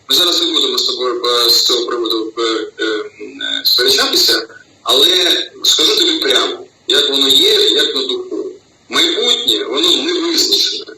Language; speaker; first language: Ukrainian; non-native, local second language; Russian